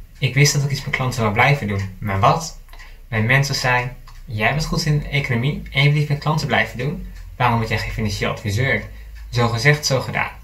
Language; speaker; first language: Dutch; native; Dutch